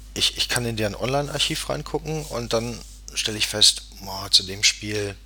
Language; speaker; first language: German; native; German